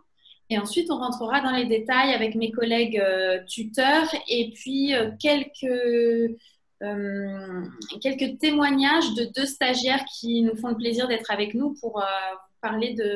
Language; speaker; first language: French; native; French